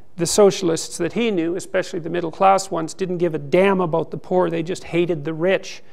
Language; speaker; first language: English; native; English